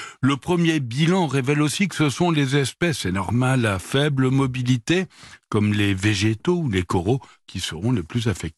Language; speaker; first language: French; native; French